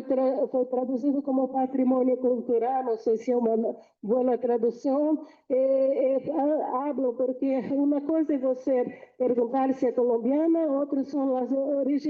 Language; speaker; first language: Portuguese; non-native, fluent; Spanish